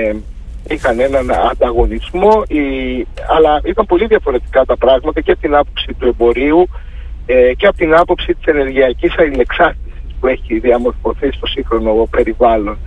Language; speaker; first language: Greek; native; Greek